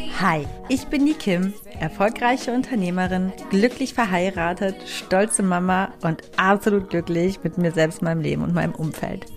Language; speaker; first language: German; native; German